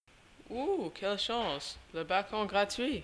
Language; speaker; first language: French; non-native, learner; English